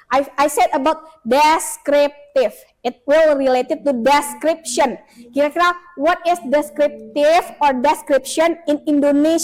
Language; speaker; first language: English; non-native, fluent; Indonesian